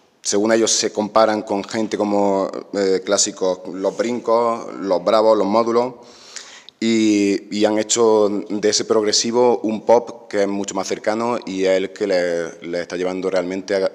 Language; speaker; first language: Spanish; native; Spanish